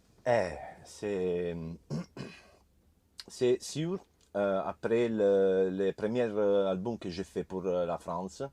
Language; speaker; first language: French; non-native, learner; Italian